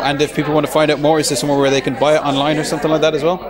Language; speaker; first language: English; native; English